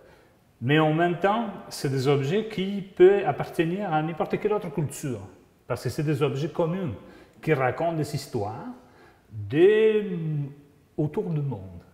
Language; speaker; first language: French; non-native, fluent; Spanish